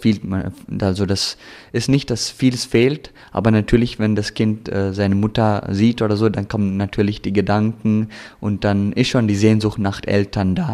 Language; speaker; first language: German; early bilingual, heritage; German